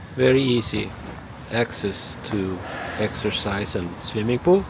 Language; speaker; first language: English; non-native, learner; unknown